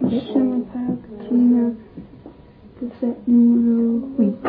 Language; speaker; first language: French; non-native, learner; English